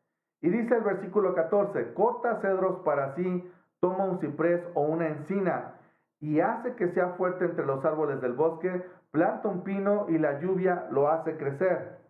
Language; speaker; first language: Spanish; native; Spanish